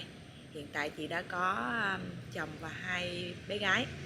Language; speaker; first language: Vietnamese; native; Vietnamese